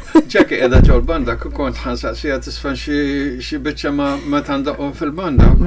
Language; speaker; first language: Maltese; early bilingual, heritage; Maltese